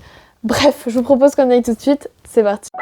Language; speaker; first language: French; native; French